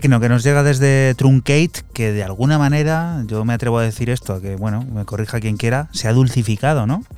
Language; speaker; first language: Spanish; native; Spanish